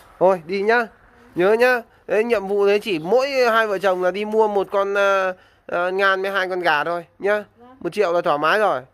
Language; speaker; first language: Vietnamese; native; Vietnamese